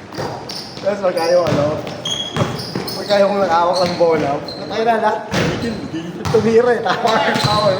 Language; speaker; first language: Filipino; native; Filipino